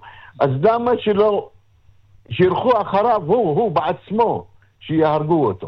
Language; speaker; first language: Hebrew; non-native, local second language; Arabic